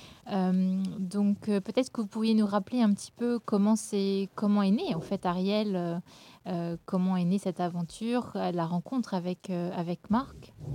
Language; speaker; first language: French; native; French